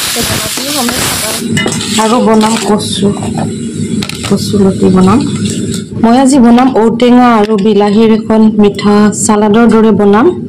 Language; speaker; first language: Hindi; non-native, local second language; Assamese